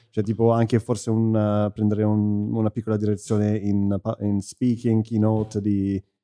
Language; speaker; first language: Italian; native; Italian